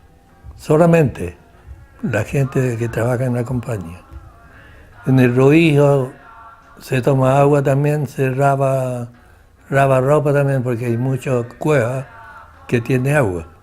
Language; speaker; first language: Spanish; non-native, local second language; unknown